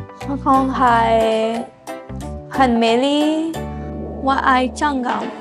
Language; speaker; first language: Chinese; non-native, learner; French